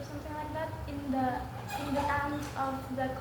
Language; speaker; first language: English; non-native, learner; Indonesian